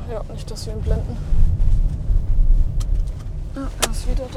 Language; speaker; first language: German; native; German